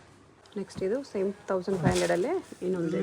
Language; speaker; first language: Kannada; native; Kannada